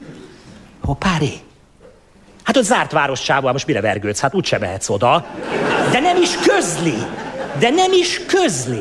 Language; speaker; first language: Hungarian; native; Hungarian